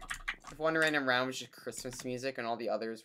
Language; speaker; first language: English; native; English